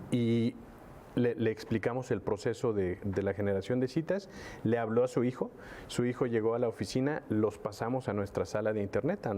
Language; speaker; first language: Spanish; native; Spanish